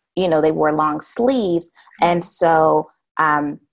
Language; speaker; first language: English; native; English